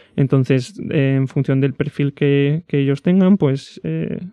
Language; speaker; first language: Spanish; native; Spanish